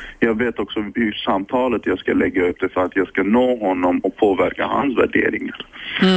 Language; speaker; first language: Swedish; early bilingual, other home language; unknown